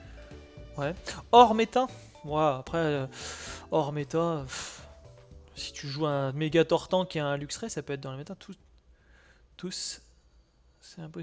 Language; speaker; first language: French; native; French